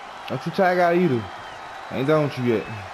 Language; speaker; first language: English; native; English